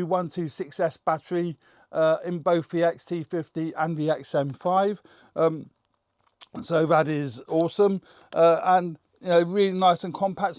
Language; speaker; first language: English; native; English